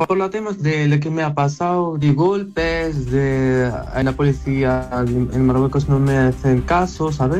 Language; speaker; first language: Spanish; non-native, learner; Arabic